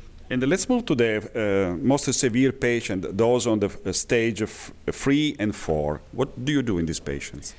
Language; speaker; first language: English; non-native, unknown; Italian